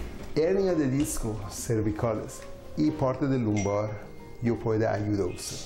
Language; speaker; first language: Spanish; non-native, learner; Persian